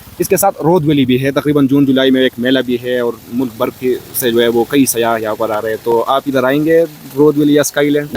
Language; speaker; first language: Urdu; non-native, local second language; Pashto